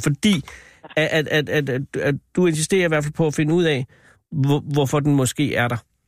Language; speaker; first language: Danish; native; Danish